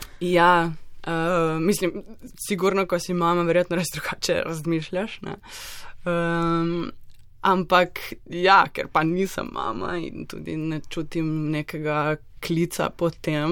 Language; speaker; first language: Slovenian; native; Slovenian